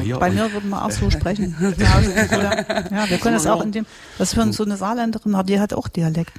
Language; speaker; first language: German; native; German